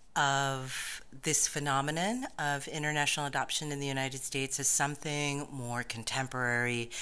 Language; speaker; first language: English; native; English